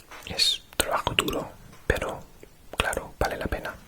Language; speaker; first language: Spanish; non-native, fluent; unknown